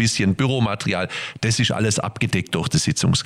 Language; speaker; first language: German; native; German